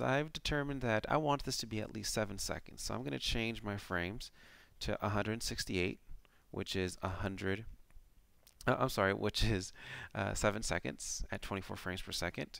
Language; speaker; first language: English; native; English